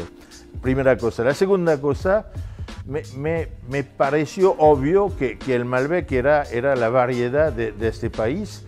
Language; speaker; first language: Spanish; non-native, fluent; French